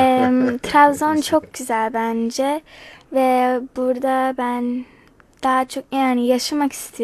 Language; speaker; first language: Turkish; non-native, learner; English